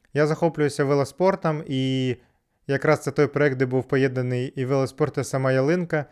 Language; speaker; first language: Ukrainian; non-native, local second language; Russian